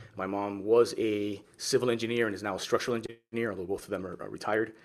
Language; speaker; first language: English; early bilingual, other home language; Spanish